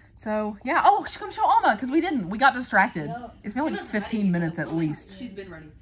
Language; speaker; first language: English; native; English